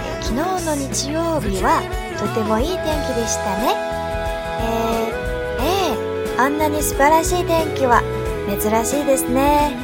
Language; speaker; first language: Japanese; non-native, fluent; Chinese